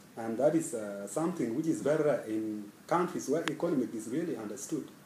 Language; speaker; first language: English; non-native, fluent; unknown